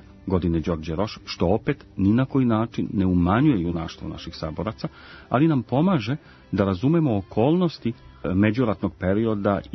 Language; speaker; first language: Croatian; native; Croatian